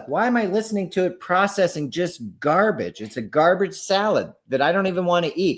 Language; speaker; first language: English; native; English